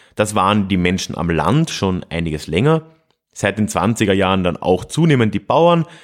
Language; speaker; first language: German; native; German